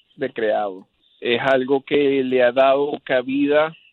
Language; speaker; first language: Spanish; native; Spanish